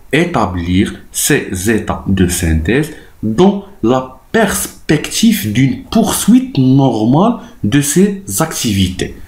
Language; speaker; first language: French; non-native, local second language; Arabic